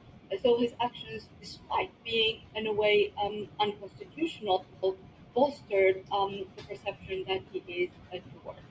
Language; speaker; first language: English; non-native, local second language; Arabic